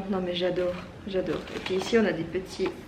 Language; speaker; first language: French; native; French